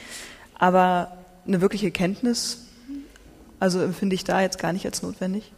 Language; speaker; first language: German; native; German